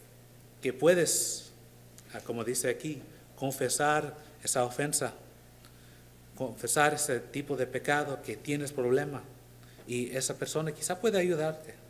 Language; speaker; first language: Spanish; non-native, learner; English